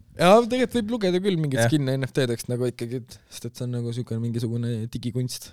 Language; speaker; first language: Estonian; native; Estonian